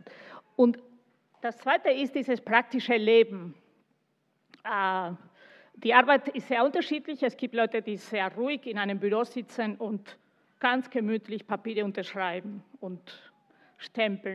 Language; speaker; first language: German; non-native, fluent; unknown